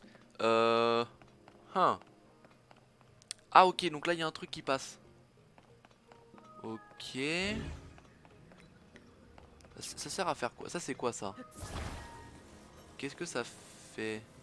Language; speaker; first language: French; native; French